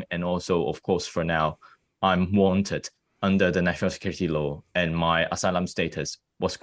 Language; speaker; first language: English; non-native, local second language; Cantonese